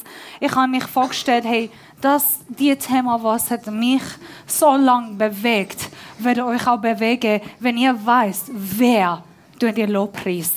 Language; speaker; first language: German; non-native, learner; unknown